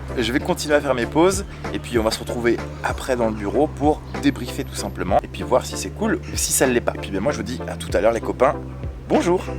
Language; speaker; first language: French; native; French